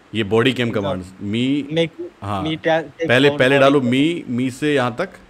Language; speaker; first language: Hindi; native; Hindi